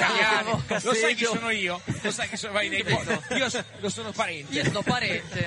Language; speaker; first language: Italian; native; Italian